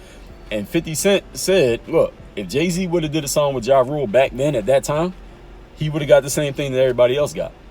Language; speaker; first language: English; native; English